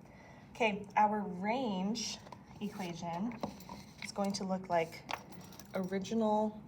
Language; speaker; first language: English; native; English